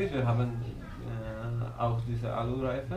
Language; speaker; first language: German; non-native, learner; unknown